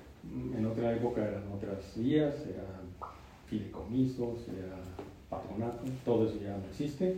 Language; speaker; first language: Spanish; native; Spanish